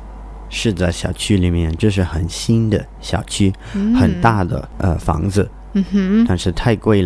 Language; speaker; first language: Chinese; non-native, learner; English